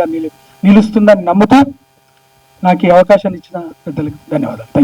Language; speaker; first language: Telugu; native; Telugu